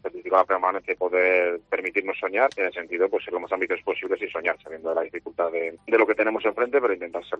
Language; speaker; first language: Spanish; native; Spanish